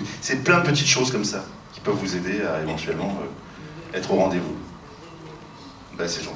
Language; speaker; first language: French; native; French